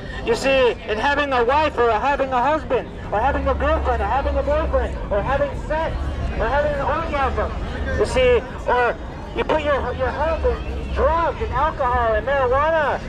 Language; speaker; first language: English; early bilingual, other home language; Spanish